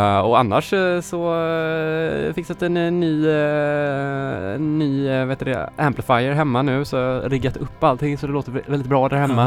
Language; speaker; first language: Swedish; native; Swedish